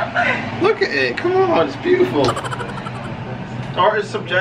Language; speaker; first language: English; native; English